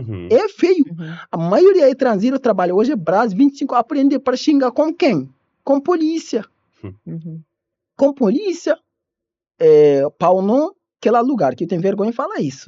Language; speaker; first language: Portuguese; non-native, learner; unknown